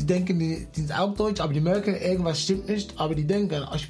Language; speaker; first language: German; non-native, fluent; English